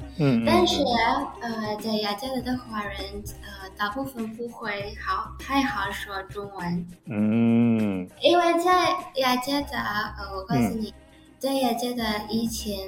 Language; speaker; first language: Chinese; early bilingual, heritage; Indonesian